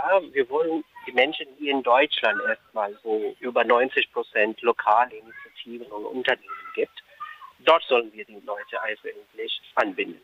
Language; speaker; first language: German; non-native, fluent; Urdu